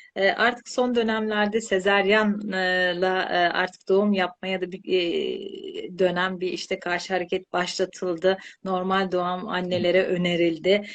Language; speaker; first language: Turkish; native; Turkish